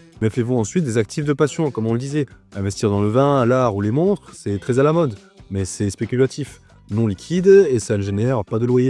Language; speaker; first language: French; native; French